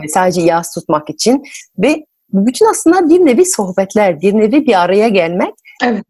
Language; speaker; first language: Turkish; non-native, fluent; French